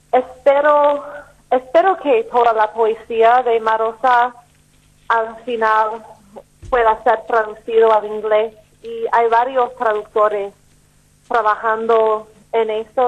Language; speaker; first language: Spanish; non-native, fluent; English